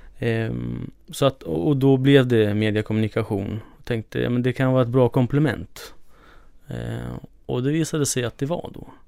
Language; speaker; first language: Swedish; early bilingual, other home language; Kurdish